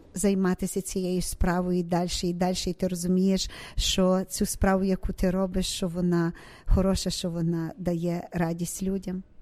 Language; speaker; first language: Ukrainian; native; Ukrainian